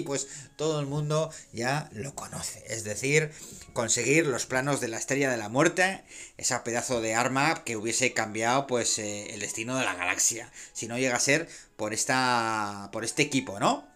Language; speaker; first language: Spanish; native; Spanish